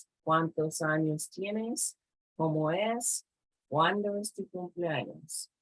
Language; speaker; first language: Spanish; non-native, fluent; English